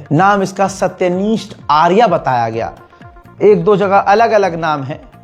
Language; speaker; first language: Hindi; native; Hindi